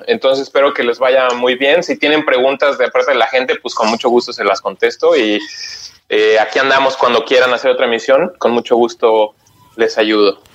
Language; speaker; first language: Spanish; native; Spanish